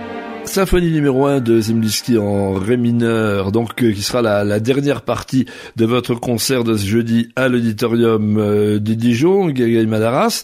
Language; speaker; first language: French; native; French